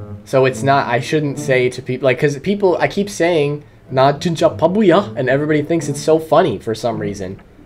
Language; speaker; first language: English; native; English